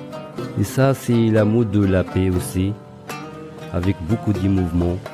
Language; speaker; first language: French; non-native, local second language; Arabic